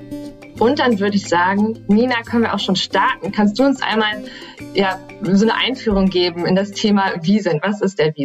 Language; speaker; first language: German; native; German